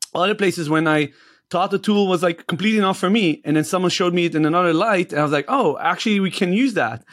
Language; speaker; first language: English; non-native, fluent; Hebrew